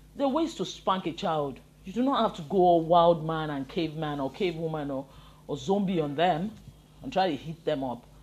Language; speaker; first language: English; non-native, local second language; Yoruba